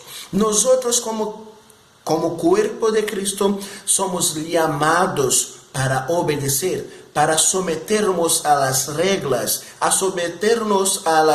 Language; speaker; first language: Spanish; non-native, fluent; Portuguese